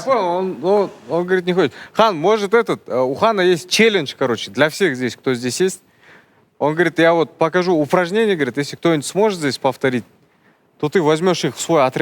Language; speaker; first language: Russian; non-native, local second language; Kazakh